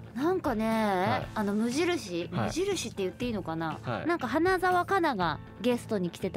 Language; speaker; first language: Japanese; native; Japanese